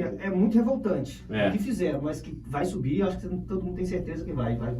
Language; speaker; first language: Portuguese; native; Portuguese